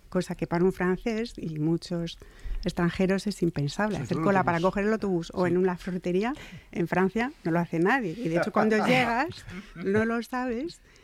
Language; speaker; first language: Spanish; non-native, fluent; French